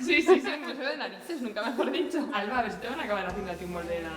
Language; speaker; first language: Spanish; native; Spanish